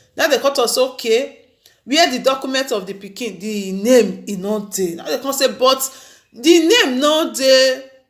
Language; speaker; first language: Nigerian Pidgin; non-native, local second language; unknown